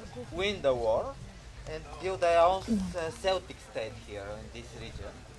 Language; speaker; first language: English; non-native, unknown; Bulgarian